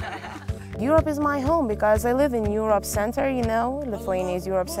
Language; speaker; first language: English; non-native, fluent; Lithuanian